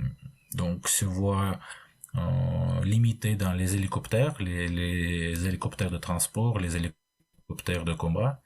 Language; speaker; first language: French; non-native, fluent; Russian